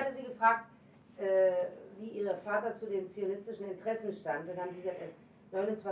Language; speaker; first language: German; native; German